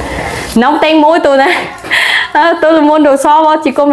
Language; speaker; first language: Portuguese; non-native, learner; Vietnamese